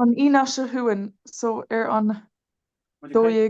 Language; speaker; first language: Irish; non-native, learner; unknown